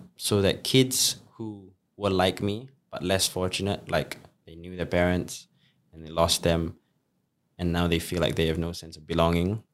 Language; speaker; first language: English; native; English